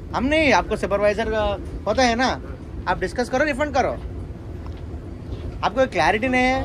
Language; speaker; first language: Hindi; non-native, local second language; Telugu